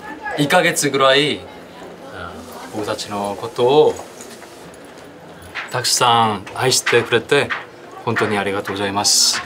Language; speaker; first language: Japanese; non-native, learner; Korean